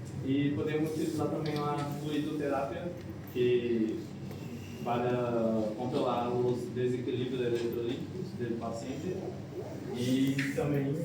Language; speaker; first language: Portuguese; non-native, learner; Spanish